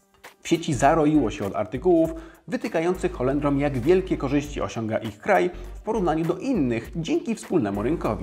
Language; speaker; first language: Polish; native; Polish